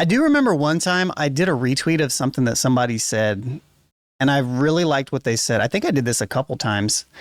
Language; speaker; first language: English; native; English